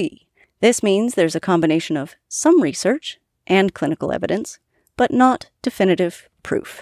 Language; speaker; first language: English; native; English